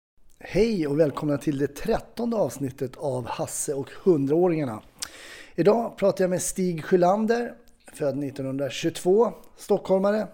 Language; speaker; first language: Swedish; native; Swedish